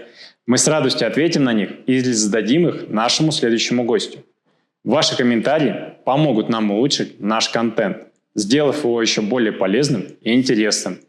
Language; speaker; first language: Russian; native; Russian